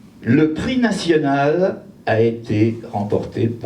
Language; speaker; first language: French; native; French